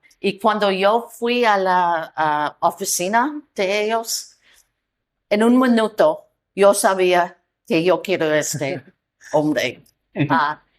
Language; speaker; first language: Spanish; non-native, learner; English